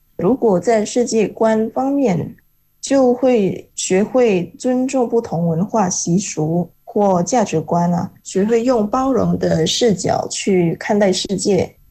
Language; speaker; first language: Chinese; non-native, fluent; Indonesian